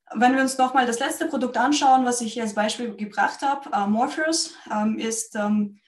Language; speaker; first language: German; non-native, fluent; Russian